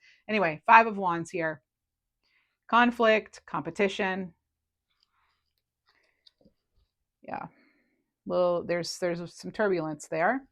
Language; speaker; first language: English; native; English